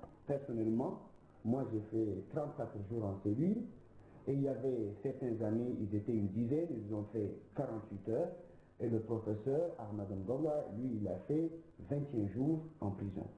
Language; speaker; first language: French; non-native, local second language; Ngazidja Comorian